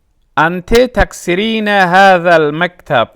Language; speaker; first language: Arabic; non-native, fluent; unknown